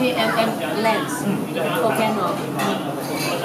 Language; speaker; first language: English; non-native, fluent; Cantonese